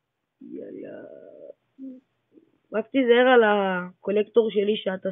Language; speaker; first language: Hebrew; native; Hebrew